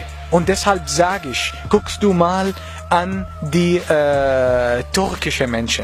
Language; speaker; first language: German; non-native, learner; Arabic